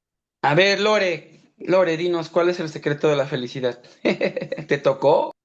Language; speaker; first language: Spanish; native; Spanish